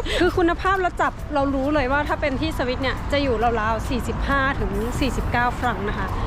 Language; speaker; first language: Thai; native; Thai